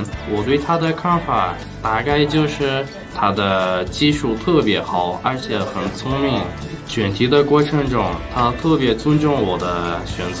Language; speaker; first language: Chinese; non-native, fluent; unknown